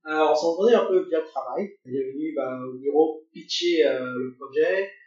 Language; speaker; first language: French; early bilingual, other home language; Cantonese